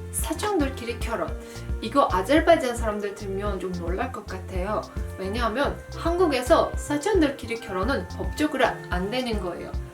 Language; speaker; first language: Korean; non-native, fluent; Azerbaijani